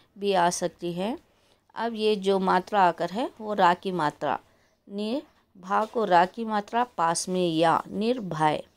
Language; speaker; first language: Hindi; non-native, local second language; Kannada